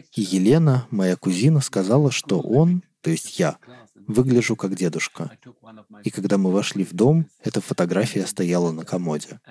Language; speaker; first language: Russian; non-native, fluent; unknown